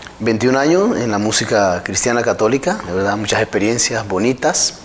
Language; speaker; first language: Spanish; native; Spanish